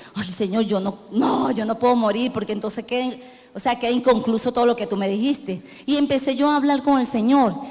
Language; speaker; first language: Spanish; native; Spanish